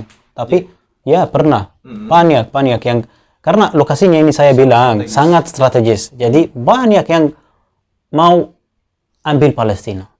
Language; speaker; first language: Indonesian; non-native, fluent; Arabic